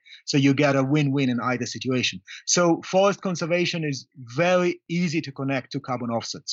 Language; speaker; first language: English; non-native, local second language; Luyia